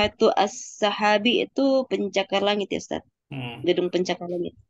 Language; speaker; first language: Indonesian; native; Indonesian